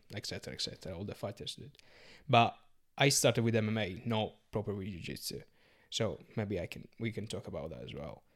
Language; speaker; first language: English; non-native, learner; Italian